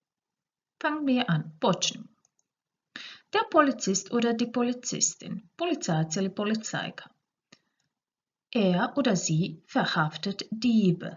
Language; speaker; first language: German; non-native, fluent; Croatian